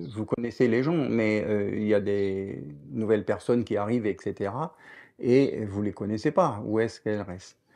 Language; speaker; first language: French; native; French